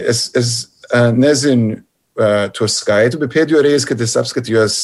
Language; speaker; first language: Latvian; non-native, fluent; English